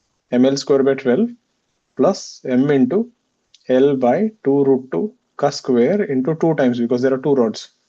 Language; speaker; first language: English; non-native, local second language; Hindi